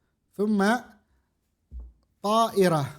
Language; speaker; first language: Arabic; non-native, fluent; Indonesian